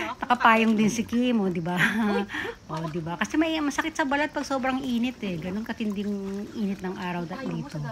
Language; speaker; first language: Filipino; native; Filipino